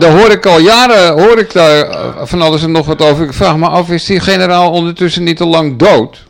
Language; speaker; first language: Dutch; native; Dutch